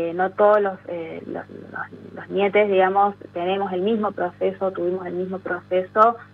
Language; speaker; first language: Spanish; native; Spanish